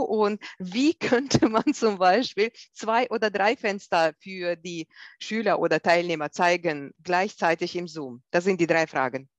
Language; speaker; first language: German; non-native, fluent; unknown